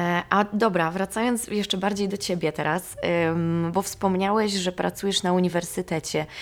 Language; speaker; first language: Polish; native; Polish